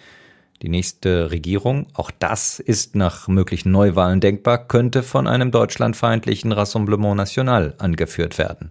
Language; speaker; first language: German; native; German